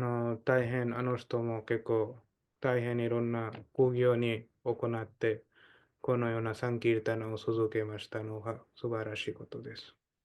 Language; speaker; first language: Japanese; non-native, fluent; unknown